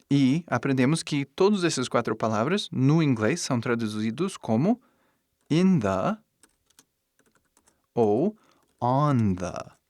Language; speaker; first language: Portuguese; non-native, fluent; English